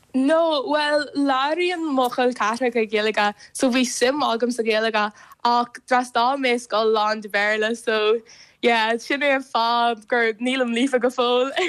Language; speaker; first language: Irish; non-native, local second language; English